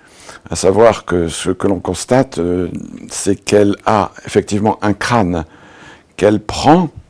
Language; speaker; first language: French; native; French